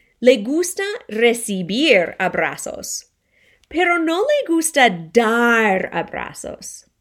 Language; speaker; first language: Spanish; non-native, fluent; English